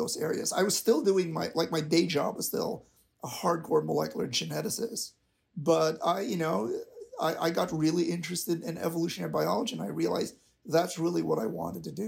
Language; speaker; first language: English; non-native, local second language; Filipino